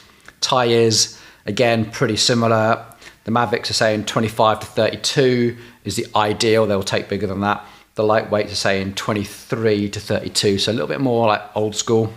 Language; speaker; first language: English; native; English